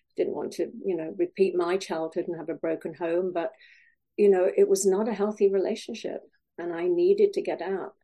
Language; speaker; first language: English; native; English